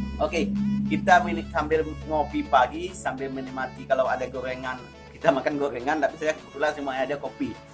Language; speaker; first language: Indonesian; non-native, local second language; Achinese